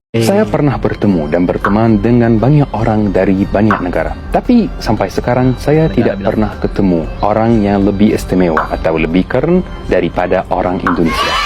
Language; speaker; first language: Indonesian; non-native, fluent; Arabic